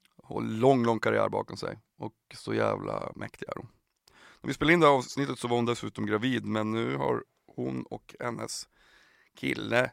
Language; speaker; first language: Swedish; native; Swedish